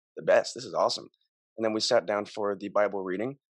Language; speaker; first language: English; native; English